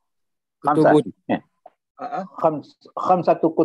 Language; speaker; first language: Arabic; non-native, learner; Indonesian